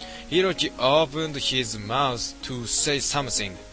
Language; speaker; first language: English; non-native, learner; Japanese